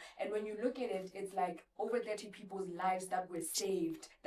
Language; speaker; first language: English; non-native, local second language; Southern Sotho